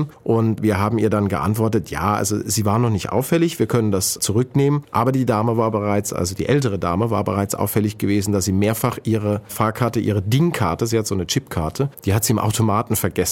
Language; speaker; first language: German; native; German